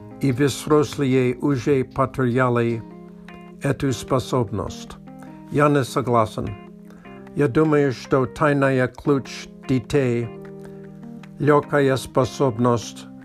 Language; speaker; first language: Russian; non-native, learner; English